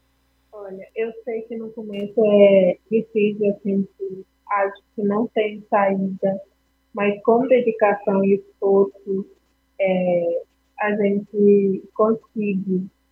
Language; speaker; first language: Portuguese; non-native, fluent; Spanish